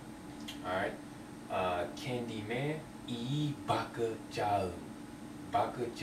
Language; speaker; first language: Turkish; non-native, learner; English